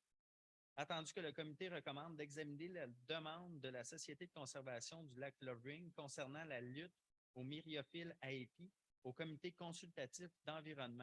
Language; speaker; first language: French; native; French